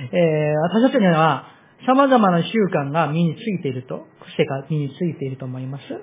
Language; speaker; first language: Japanese; non-native, fluent; Korean